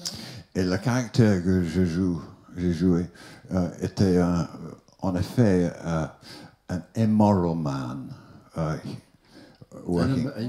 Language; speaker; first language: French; non-native, learner; English